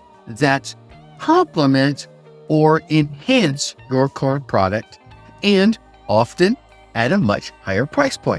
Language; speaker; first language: English; native; English